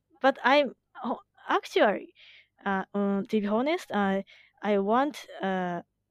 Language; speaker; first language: English; non-native, learner; Japanese